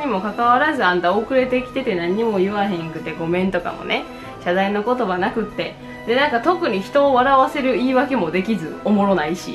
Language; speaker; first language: Japanese; native; Japanese